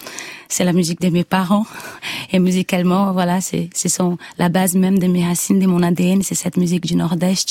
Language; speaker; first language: French; non-native, fluent; Portuguese